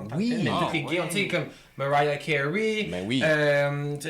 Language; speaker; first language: French; native; French